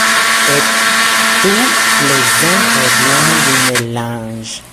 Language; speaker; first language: French; non-native, learner; Spanish